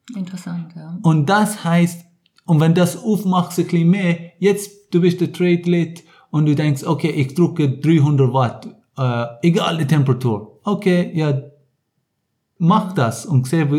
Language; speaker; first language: German; non-native, fluent; English